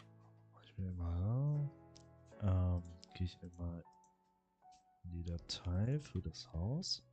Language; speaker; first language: German; native; German